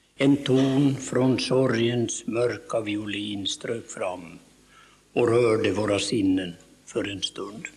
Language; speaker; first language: Swedish; native; Swedish